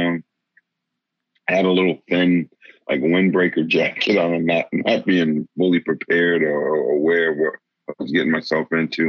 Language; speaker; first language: English; native; English